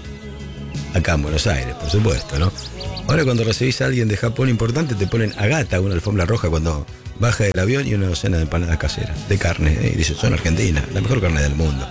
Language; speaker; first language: Spanish; native; Spanish